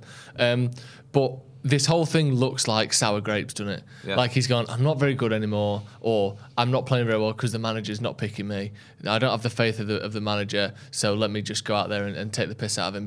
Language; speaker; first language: English; native; English